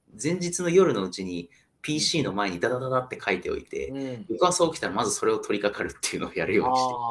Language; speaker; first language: Japanese; native; Japanese